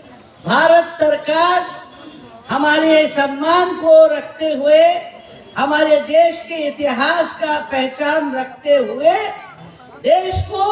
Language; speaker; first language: Hindi; non-native, local second language; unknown